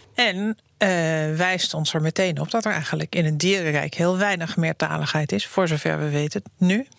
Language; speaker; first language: Dutch; native; Dutch